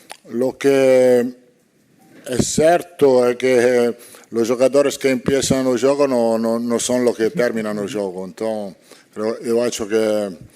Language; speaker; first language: Portuguese; non-native, fluent; Italian